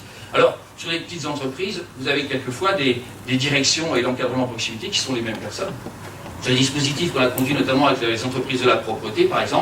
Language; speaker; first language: French; native; French